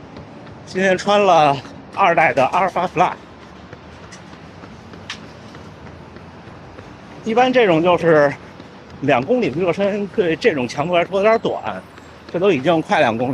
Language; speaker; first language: Chinese; native; Chinese